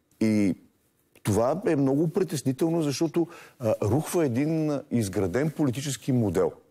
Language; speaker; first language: Bulgarian; native; Bulgarian